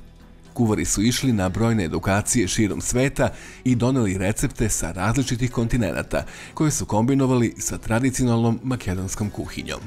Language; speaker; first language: Serbian; native; Serbian